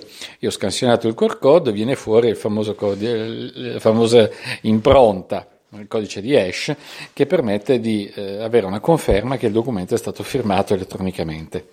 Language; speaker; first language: Italian; native; Italian